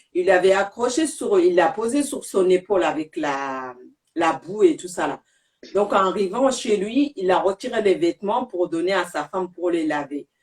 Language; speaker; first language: French; non-native, local second language; Bambara